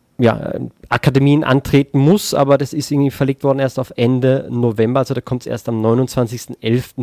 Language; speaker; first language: German; native; German